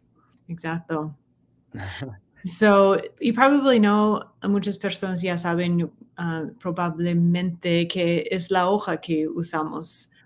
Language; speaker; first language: Spanish; non-native, learner; English